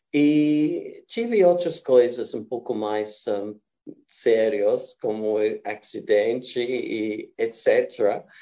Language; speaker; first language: Portuguese; non-native, fluent; English